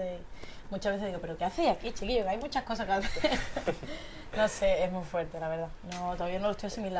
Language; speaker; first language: Spanish; native; Spanish